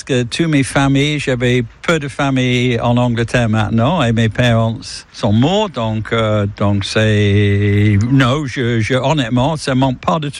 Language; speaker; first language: French; non-native, fluent; English